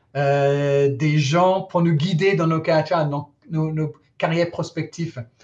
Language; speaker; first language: French; non-native, fluent; English